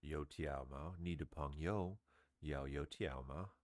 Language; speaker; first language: Chinese; non-native, learner; English